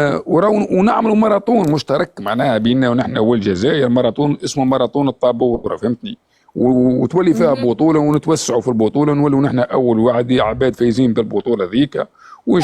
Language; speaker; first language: Arabic; native; Arabic